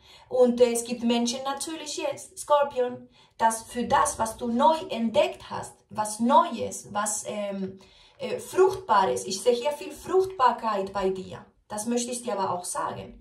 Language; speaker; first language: German; non-native, fluent; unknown